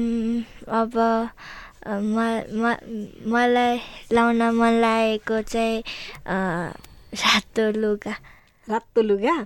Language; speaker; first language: Nepali; early bilingual, other home language; Chinese